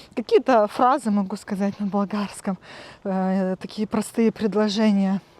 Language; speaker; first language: Russian; native; Russian